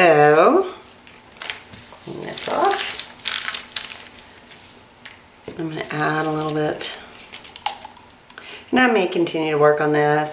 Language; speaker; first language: English; native; English